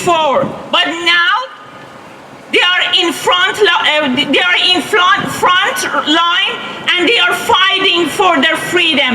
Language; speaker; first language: English; non-native, fluent; Persian